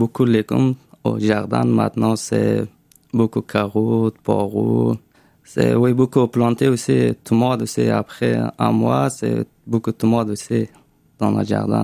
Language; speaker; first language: French; non-native, learner; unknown